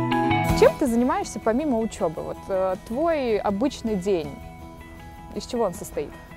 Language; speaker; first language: Russian; native; Russian